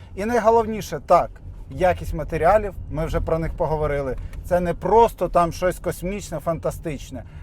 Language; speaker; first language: Ukrainian; non-native, local second language; Russian